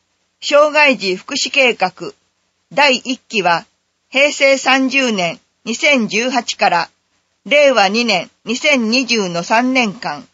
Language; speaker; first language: Japanese; native; Japanese